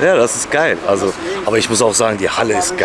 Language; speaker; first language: German; native; German